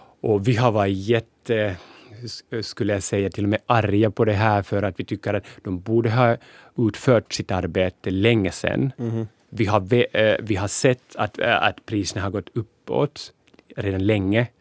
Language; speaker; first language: Swedish; non-native, local second language; Finnish